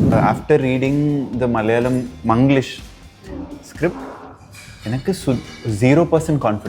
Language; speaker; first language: Malayalam; non-native, learner; Tamil